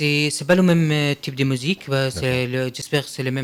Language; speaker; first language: French; non-native, learner; Arabic